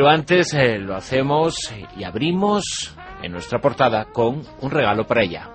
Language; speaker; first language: Spanish; native; Spanish